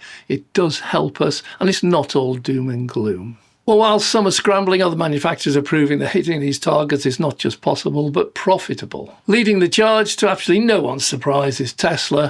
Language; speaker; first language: English; native; English